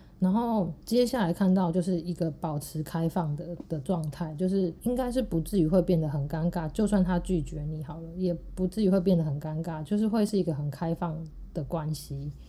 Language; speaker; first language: Chinese; native; Chinese